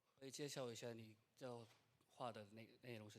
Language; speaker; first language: Chinese; non-native, learner; Korean